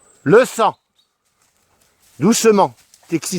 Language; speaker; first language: French; native; French